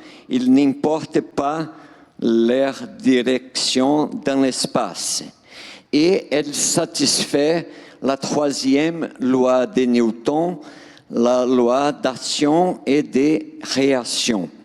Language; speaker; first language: French; non-native, fluent; Portuguese